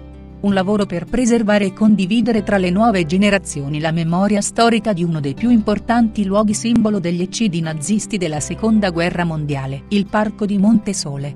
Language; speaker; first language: Italian; native; Italian